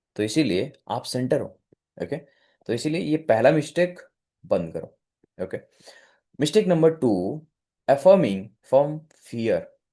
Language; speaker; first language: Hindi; non-native, local second language; Odia